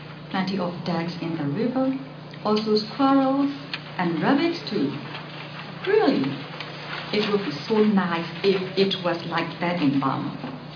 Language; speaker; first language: English; non-native, fluent; Burmese